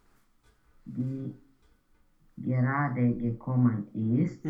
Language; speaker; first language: German; non-native, learner; Romanian